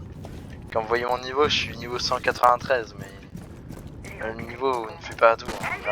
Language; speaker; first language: French; native; French